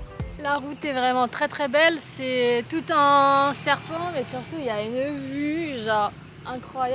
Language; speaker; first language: French; native; French